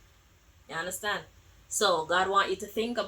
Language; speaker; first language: English; native; English